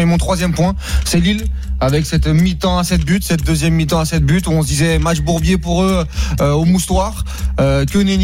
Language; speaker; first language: French; native; French